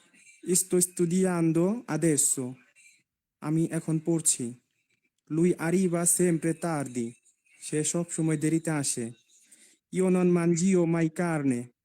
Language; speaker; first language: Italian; non-native, learner; Bangla